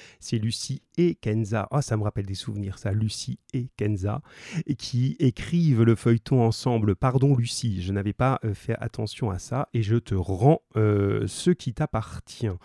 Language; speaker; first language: French; native; French